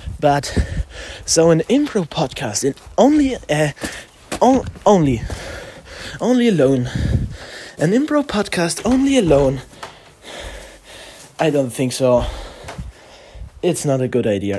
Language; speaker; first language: English; non-native, learner; German